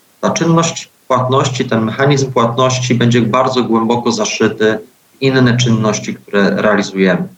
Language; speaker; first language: Polish; native; Polish